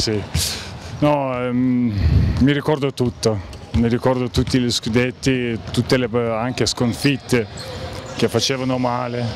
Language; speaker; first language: Italian; non-native, fluent; Lithuanian